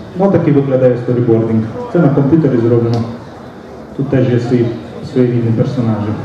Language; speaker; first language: Ukrainian; non-native, local second language; Romanian